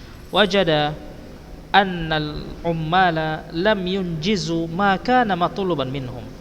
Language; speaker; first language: Arabic; non-native, fluent; Indonesian